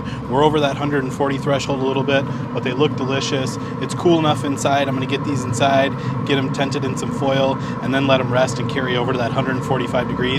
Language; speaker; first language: English; native; English